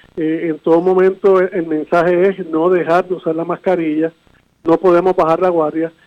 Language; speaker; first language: Spanish; native; Spanish